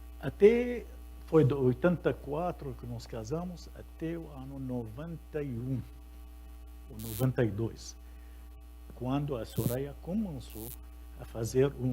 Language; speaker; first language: Portuguese; non-native, fluent; Arabic